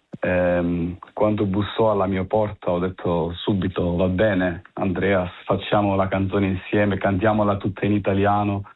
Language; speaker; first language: Italian; early bilingual, heritage; Italian